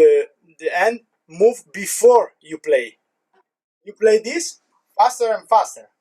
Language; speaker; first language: English; non-native, learner; Italian